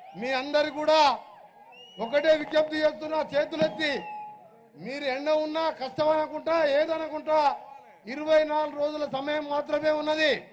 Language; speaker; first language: Telugu; native; Telugu